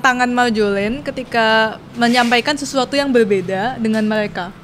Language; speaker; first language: Indonesian; native; Indonesian